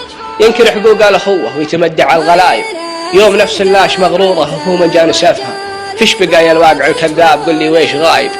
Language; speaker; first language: Arabic; native; Arabic